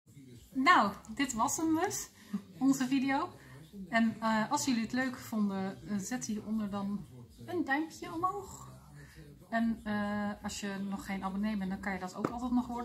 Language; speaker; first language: Dutch; native; Dutch